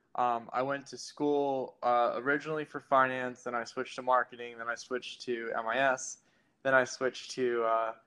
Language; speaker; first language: English; native; English